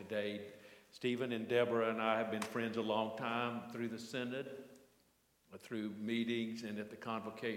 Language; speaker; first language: English; native; English